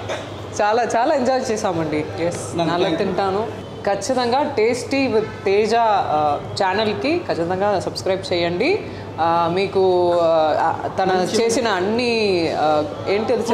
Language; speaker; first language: Telugu; non-native, learner; Tamil